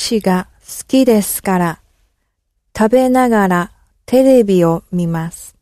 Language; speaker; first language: Japanese; non-native, learner; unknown